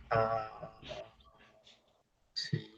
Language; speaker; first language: Spanish; native; Spanish